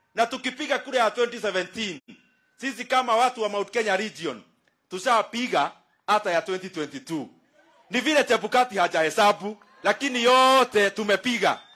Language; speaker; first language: Swahili; non-native, local second language; Kikuyu